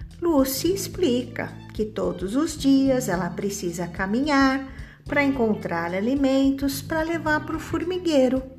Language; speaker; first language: Portuguese; native; Portuguese